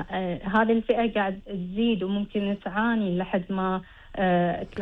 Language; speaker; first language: Arabic; native; Arabic